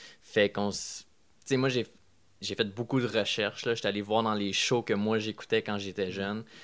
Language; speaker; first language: French; native; French